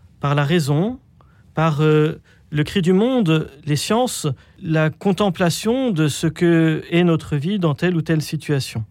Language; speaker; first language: French; native; French